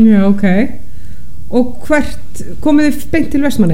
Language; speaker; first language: Icelandic; native; Icelandic